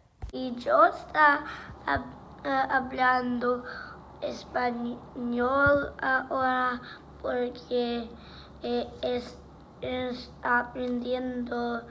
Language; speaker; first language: Spanish; non-native, learner; English